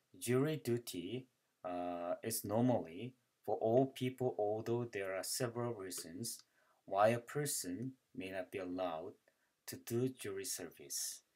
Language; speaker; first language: English; non-native, fluent; Korean